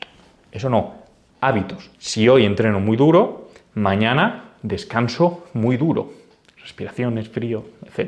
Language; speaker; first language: Spanish; native; Spanish